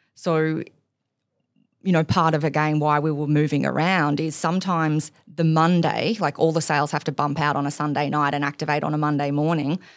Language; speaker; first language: English; native; English